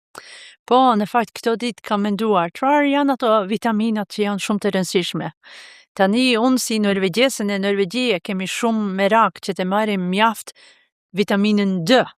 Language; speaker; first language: Albanian; non-native, fluent; Norwegian